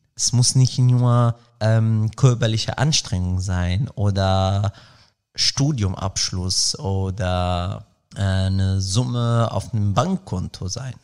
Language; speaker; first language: German; non-native, fluent; Arabic